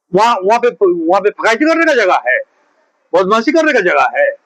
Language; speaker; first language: Hindi; non-native, local second language; Bangla